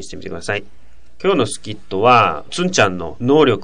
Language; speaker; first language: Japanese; non-native, fluent; Korean